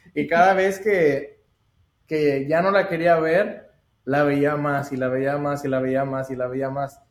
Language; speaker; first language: Spanish; native; Spanish